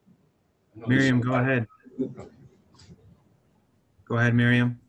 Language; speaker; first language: English; native; English